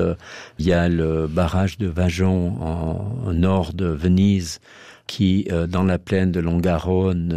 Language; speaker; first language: French; native; French